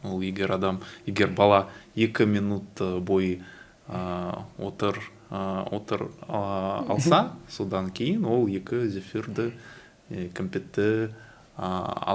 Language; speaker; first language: Kazakh; non-native, learner; Russian